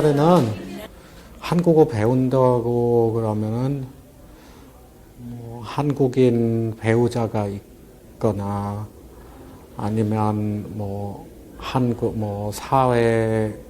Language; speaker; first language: Korean; non-native, fluent; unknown